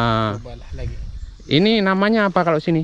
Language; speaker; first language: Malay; non-native, local second language; Javanese